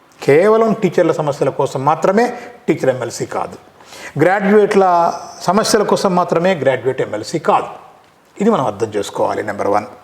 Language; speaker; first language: Telugu; native; Telugu